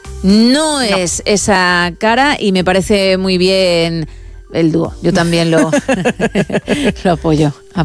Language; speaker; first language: Spanish; native; Spanish